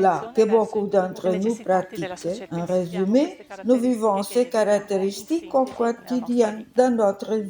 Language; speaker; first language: French; non-native, fluent; Italian